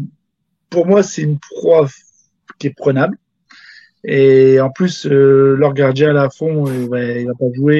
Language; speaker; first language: French; native; French